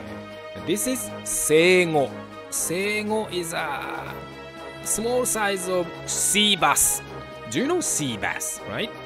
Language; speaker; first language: English; non-native, learner; Japanese